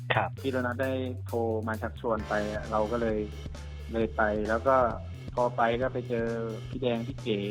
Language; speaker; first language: Thai; native; Thai